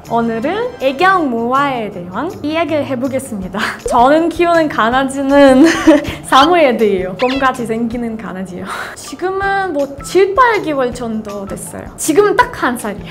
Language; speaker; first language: Korean; non-native, fluent; Russian